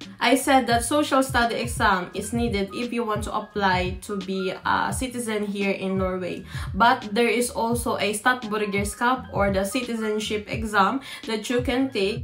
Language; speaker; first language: English; non-native, local second language; Filipino